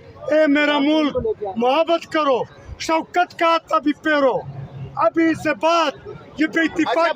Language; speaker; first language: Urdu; non-native, local second language; Pashto